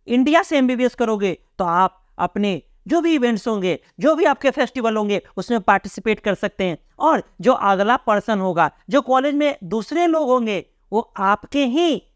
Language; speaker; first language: Hindi; native; Hindi